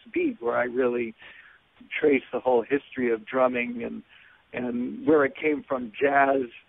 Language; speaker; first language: English; native; English